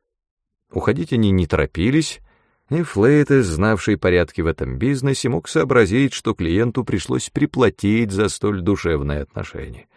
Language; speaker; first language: Russian; native; Russian